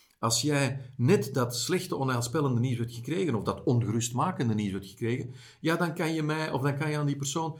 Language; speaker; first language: Dutch; native; Dutch